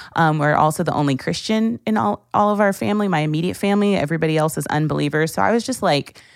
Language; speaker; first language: English; native; English